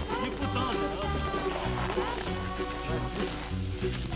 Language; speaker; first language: English; non-native, learner; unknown